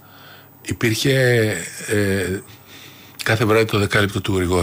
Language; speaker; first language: Greek; native; Greek